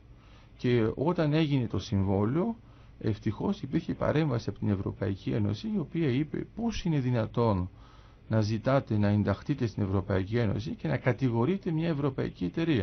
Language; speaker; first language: Greek; native; Greek